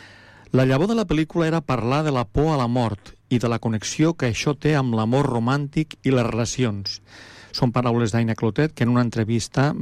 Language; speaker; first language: Catalan; native; Catalan